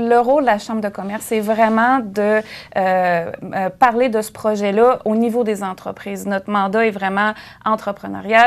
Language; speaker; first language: French; native; French